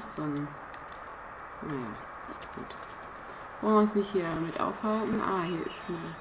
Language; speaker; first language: German; native; German